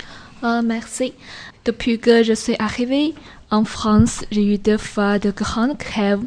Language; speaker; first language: French; non-native, learner; Chinese